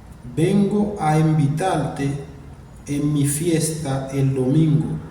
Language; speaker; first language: Spanish; non-native, fluent; Haitian Creole